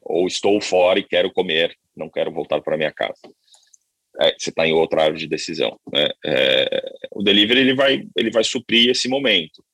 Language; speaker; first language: Portuguese; native; Portuguese